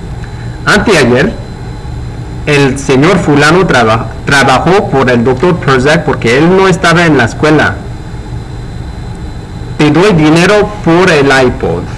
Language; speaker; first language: Spanish; non-native, fluent; English